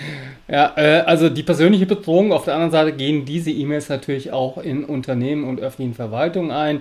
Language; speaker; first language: German; native; German